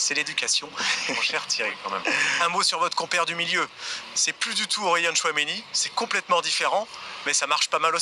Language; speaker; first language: French; native; French